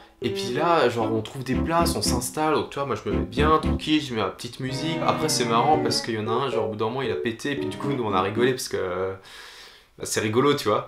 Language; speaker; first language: French; native; French